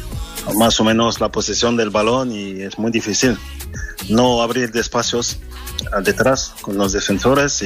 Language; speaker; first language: Spanish; non-native, fluent; French